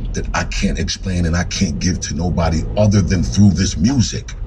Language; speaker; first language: English; native; English